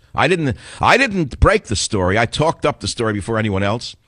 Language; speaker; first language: English; native; English